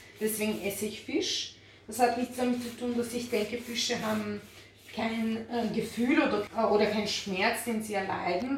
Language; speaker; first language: German; early bilingual, other home language; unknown